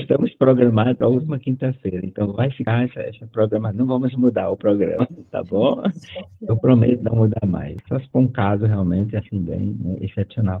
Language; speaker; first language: Portuguese; native; Portuguese